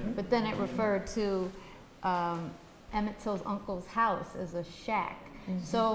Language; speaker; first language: English; native; English